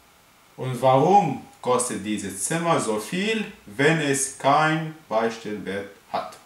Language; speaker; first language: German; non-native, fluent; Arabic